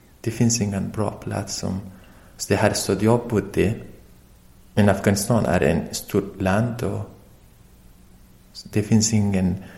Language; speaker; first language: Swedish; non-native, learner; Persian